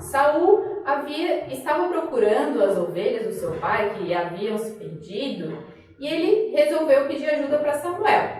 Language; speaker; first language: Portuguese; native; Portuguese